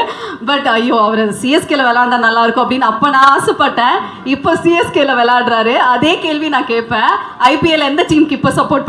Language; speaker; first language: Tamil; native; Tamil